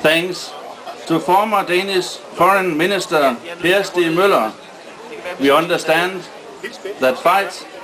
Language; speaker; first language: English; non-native, fluent; Danish